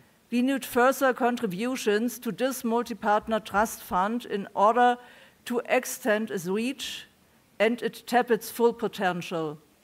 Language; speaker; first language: English; non-native, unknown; German